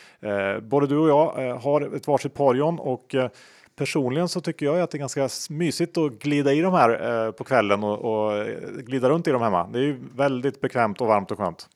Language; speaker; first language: Swedish; native; Swedish